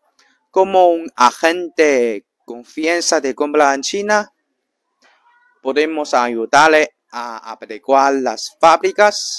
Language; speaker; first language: Spanish; non-native, learner; Chinese